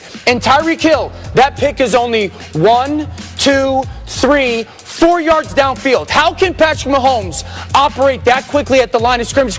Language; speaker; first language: English; native; English